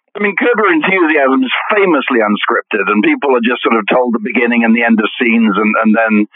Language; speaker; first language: English; native; English